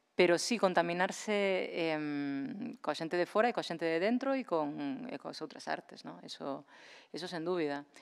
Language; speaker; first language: Galician; non-native, local second language; Spanish